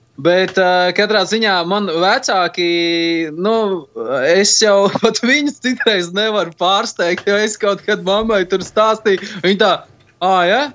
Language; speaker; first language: Latvian; native; Latvian